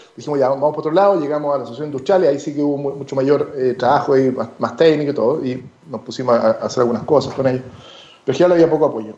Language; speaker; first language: Spanish; native; Spanish